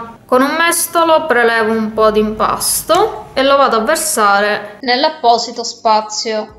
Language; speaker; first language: Italian; native; Italian